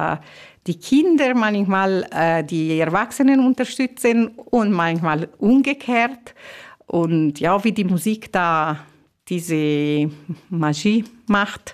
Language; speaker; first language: German; non-native, fluent; Italian